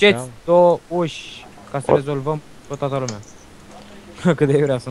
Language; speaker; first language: Romanian; native; Romanian